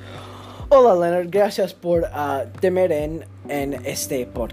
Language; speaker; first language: Spanish; non-native, learner; English